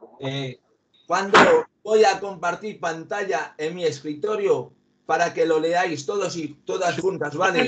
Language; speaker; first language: Spanish; native; Spanish